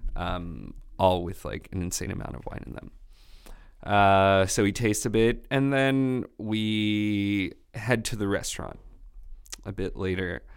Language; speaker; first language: English; non-native, fluent; French